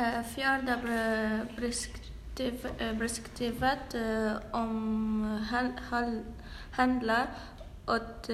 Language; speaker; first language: Norwegian; non-native, local second language; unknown